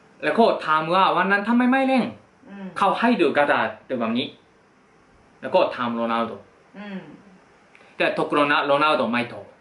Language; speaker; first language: Thai; non-native, fluent; Japanese